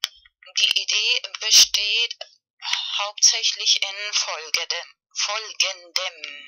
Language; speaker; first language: German; non-native, fluent; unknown